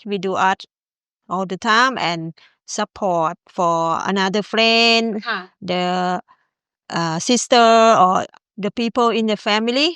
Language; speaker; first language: English; non-native, learner; Thai